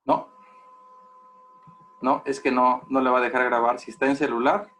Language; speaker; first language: Spanish; native; Spanish